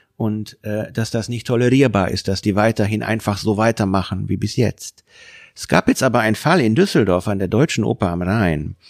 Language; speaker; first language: German; non-native, fluent; Hungarian